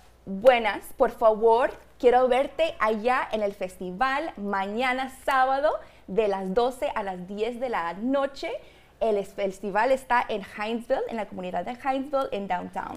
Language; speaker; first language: Spanish; early bilingual, heritage; Spanish